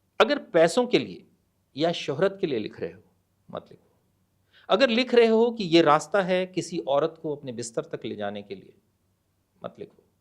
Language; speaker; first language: Hindi; native; Hindi